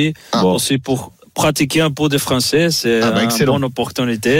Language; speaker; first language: French; non-native, fluent; Portuguese